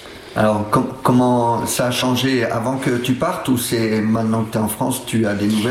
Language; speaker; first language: French; native; French